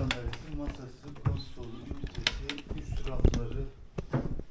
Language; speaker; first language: Turkish; native; Turkish